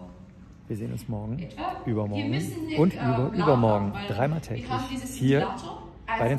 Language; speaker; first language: German; native; German